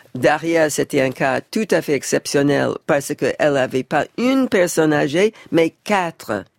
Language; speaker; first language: French; non-native, fluent; English